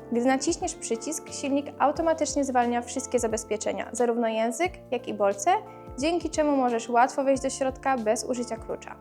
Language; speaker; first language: Polish; native; Polish